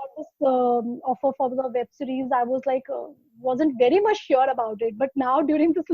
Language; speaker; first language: English; non-native, local second language; Hindi